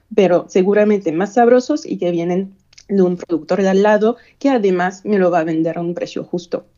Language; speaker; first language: Spanish; non-native, fluent; French